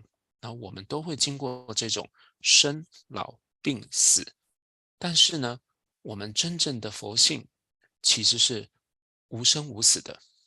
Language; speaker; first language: Chinese; native; Chinese